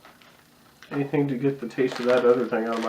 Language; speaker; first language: English; native; English